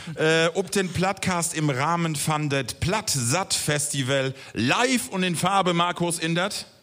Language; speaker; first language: German; native; German